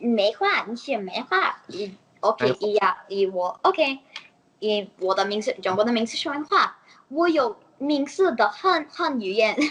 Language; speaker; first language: Chinese; non-native, learner; English